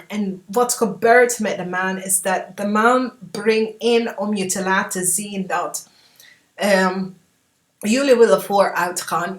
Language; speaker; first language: Dutch; non-native, fluent; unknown